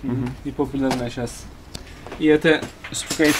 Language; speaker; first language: Russian; non-native, learner; Turkish